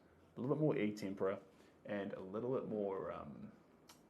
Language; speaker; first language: English; native; English